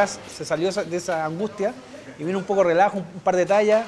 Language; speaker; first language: Spanish; native; Spanish